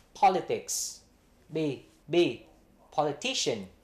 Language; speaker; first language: English; non-native, fluent; Vietnamese